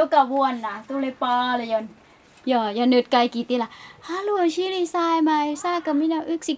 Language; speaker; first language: Finnish; non-native, learner; Thai